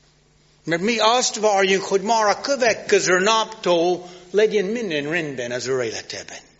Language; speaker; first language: Hungarian; non-native, learner; English